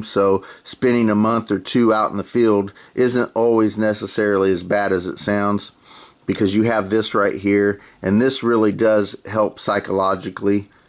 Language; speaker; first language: English; native; English